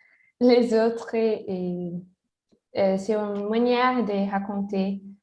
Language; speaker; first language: French; non-native, learner; Portuguese